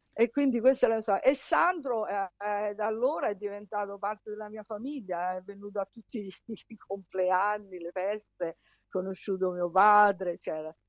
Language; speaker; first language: Italian; native; Italian